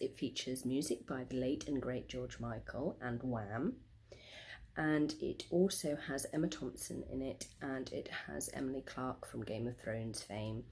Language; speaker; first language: English; native; English